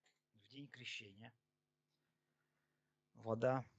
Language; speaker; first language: Russian; native; Russian